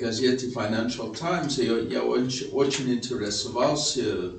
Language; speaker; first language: Russian; non-native, fluent; English